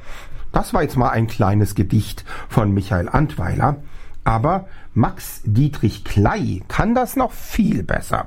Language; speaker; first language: German; native; German